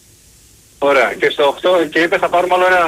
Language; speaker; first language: Greek; native; Greek